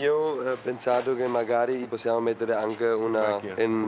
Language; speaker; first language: Italian; non-native, fluent; German